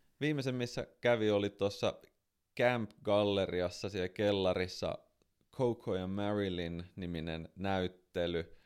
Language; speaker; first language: Finnish; native; Finnish